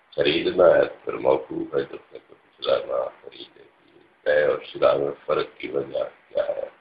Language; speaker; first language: Urdu; non-native, local second language; Punjabi